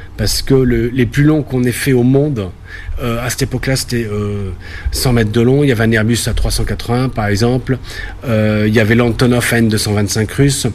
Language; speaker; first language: French; native; French